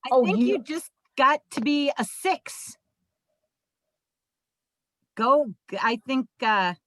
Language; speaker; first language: English; native; English